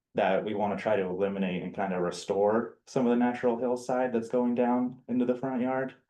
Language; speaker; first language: English; native; English